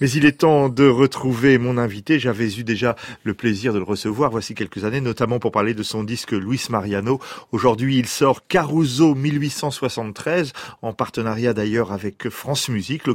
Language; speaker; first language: French; native; French